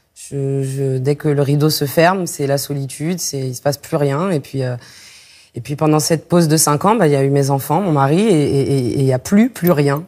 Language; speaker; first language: French; native; French